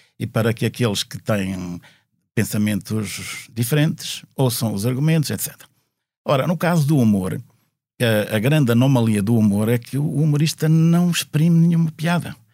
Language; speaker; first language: Portuguese; native; Portuguese